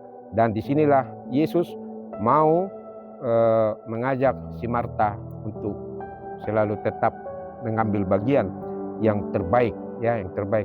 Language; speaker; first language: Indonesian; native; Indonesian